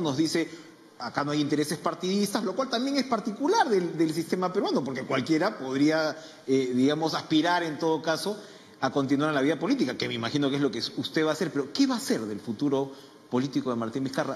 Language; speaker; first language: Spanish; native; Spanish